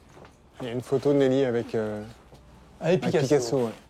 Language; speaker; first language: French; native; French